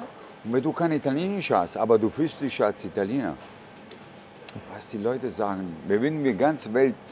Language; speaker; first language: German; non-native, fluent; Italian